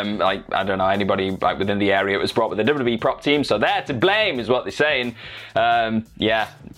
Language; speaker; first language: English; native; English